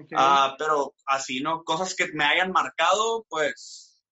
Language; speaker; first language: Spanish; native; Spanish